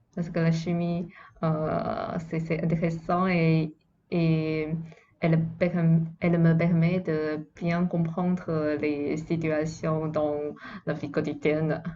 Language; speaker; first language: French; non-native, fluent; Chinese